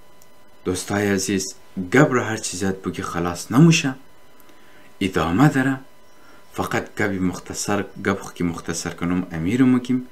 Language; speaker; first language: Persian; native; Persian